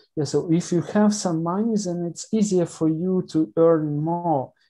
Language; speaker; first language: English; non-native, learner; Ukrainian